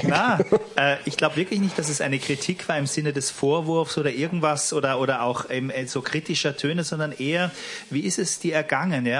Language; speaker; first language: German; native; German